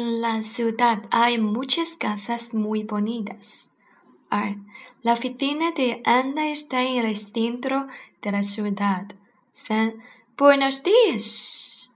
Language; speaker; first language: Spanish; non-native, learner; Chinese